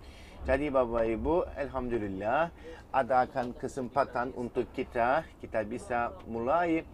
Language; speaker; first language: Indonesian; non-native, fluent; Turkish